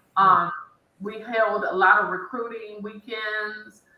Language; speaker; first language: English; native; English